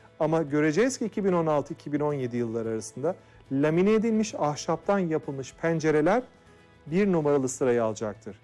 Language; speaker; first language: Turkish; native; Turkish